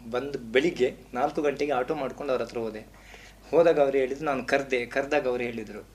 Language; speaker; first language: Kannada; non-native, local second language; Tulu